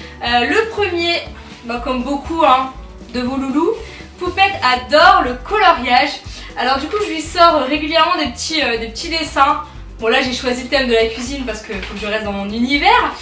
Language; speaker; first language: French; native; French